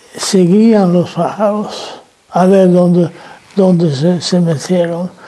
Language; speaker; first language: Spanish; non-native, fluent; Swedish